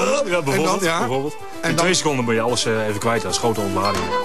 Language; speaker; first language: Dutch; native; Dutch